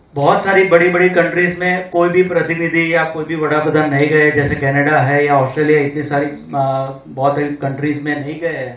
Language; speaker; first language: Hindi; non-native, local second language; Gujarati